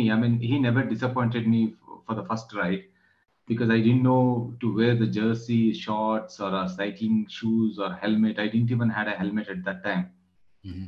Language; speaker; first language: English; non-native, local second language; Kannada